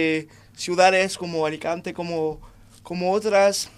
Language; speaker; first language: Spanish; non-native, fluent; French